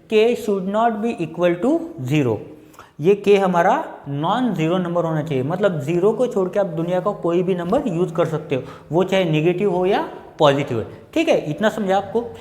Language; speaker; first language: Hindi; non-native, local second language; Marathi